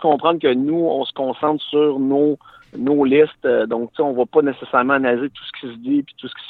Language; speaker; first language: French; native; French